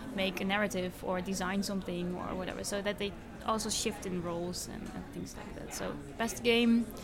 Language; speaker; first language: English; non-native, fluent; Dutch